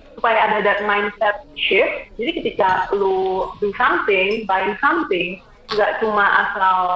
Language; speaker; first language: Indonesian; native; Indonesian